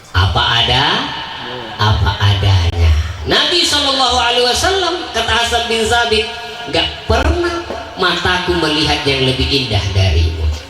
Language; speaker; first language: Indonesian; non-native, local second language; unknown